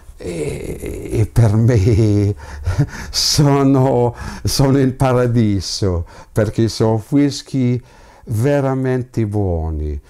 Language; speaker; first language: Italian; non-native, fluent; English